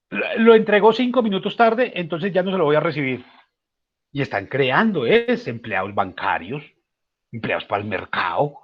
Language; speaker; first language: Spanish; native; Spanish